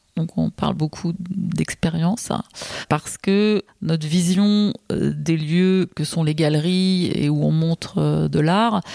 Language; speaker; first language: French; native; French